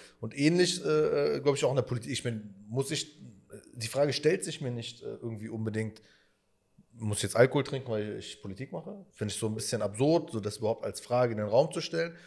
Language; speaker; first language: German; early bilingual, other home language; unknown